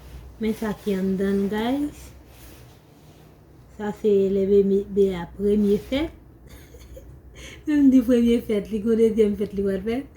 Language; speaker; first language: French; non-native, learner; Haitian Creole